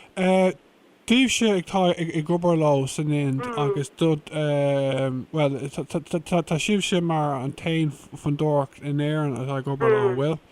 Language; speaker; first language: Irish; non-native, local second language; English